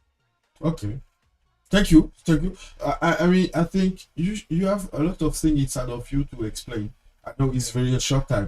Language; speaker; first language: English; non-native, learner; French